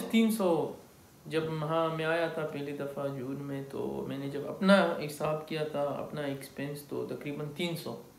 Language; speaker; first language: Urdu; non-native, local second language; Pashto